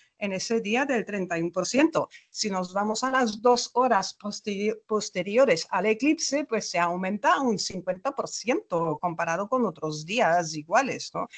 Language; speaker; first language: Spanish; non-native, fluent; German